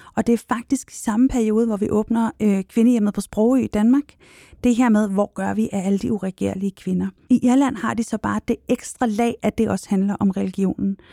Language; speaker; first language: Danish; native; Danish